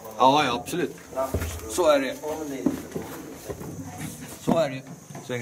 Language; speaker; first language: Swedish; native; Swedish